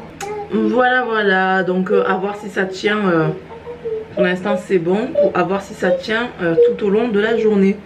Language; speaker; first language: French; native; French